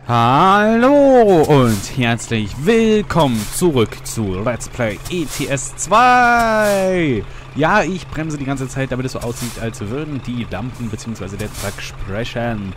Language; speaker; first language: German; native; German